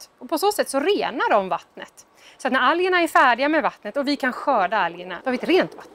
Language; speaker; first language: Swedish; native; Swedish